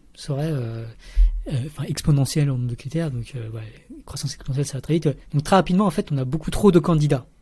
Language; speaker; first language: French; early bilingual, other home language; Vietnamese